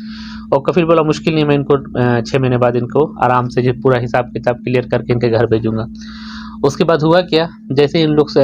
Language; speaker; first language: Hindi; native; Hindi